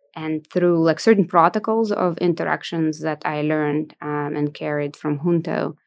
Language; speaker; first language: English; non-native, fluent; Russian